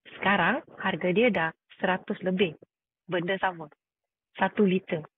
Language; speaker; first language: Malay; native; Malay